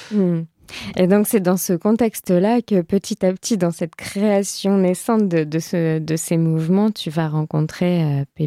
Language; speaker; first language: French; native; French